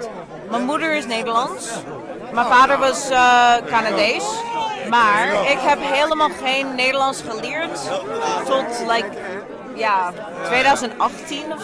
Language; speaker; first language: Dutch; non-native, fluent; English